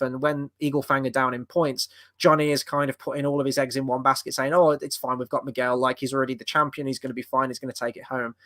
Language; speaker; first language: English; native; English